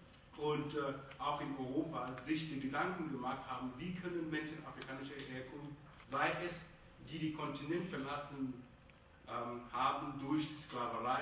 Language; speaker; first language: German; non-native, fluent; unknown